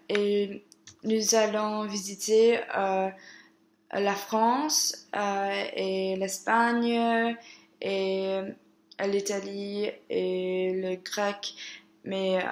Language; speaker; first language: French; non-native, learner; English